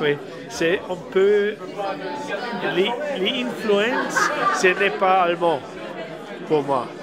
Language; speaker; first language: French; non-native, learner; German